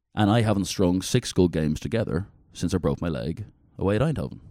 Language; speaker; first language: English; native; English